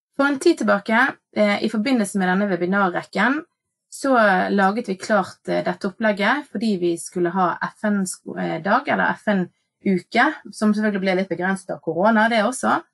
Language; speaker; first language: Norwegian; native; Norwegian